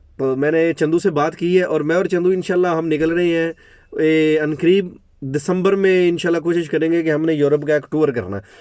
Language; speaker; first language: Urdu; non-native, local second language; Punjabi